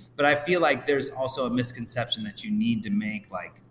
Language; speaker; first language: English; native; English